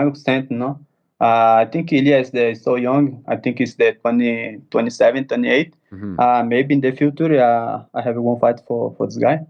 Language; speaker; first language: English; non-native, learner; Portuguese